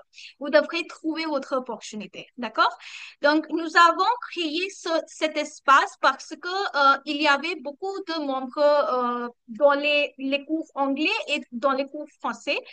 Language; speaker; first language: French; non-native, learner; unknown